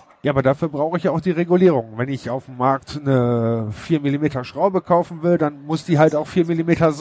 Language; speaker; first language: German; native; German